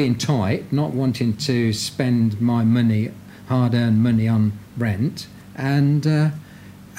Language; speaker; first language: English; native; English